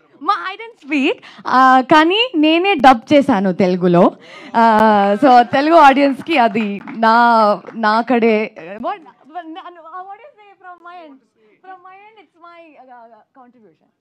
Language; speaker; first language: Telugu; non-native, learner; Kannada